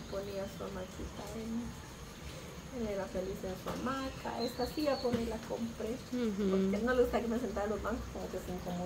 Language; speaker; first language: Spanish; native; Spanish